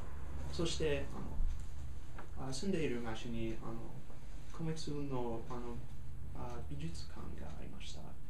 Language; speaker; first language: Japanese; non-native, learner; English